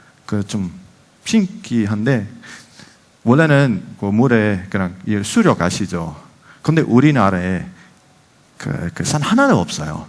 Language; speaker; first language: Korean; non-native, fluent; Dutch